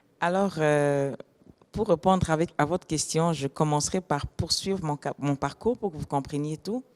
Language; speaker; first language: French; non-native, local second language; Lingala